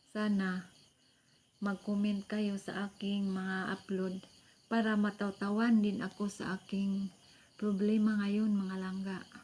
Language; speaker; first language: Filipino; non-native, local second language; Cebuano